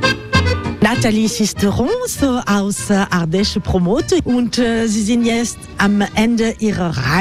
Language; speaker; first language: German; non-native, fluent; French